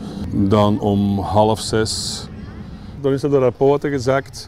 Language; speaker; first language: Dutch; native; Dutch